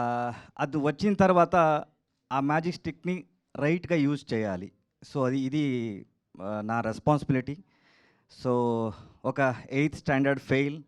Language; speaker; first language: Telugu; non-native, learner; Kannada